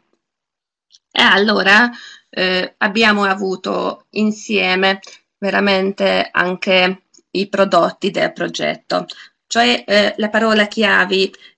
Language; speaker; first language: Italian; non-native, fluent; Hungarian